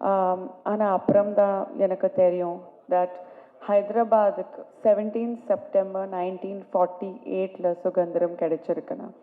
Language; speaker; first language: Tamil; non-native, fluent; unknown